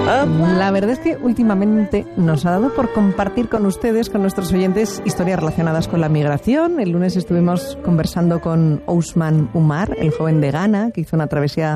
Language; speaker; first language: Spanish; native; Spanish